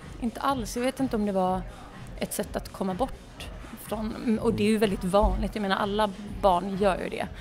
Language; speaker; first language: Swedish; early bilingual, other home language; Polish